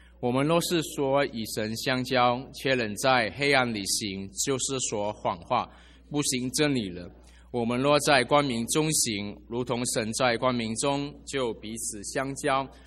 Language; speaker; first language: Chinese; native; Chinese